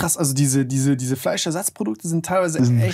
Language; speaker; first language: German; native; German